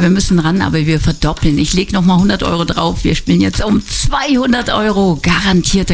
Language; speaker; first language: German; native; German